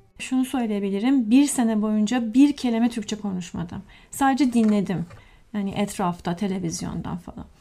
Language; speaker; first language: Turkish; non-native, fluent; Persian